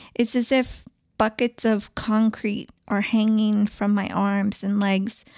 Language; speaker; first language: English; native; English